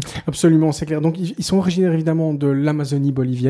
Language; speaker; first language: French; native; French